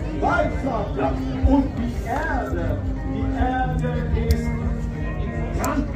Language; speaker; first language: German; non-native, learner; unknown